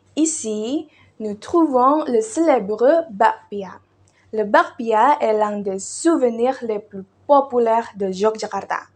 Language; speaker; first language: French; non-native, learner; Indonesian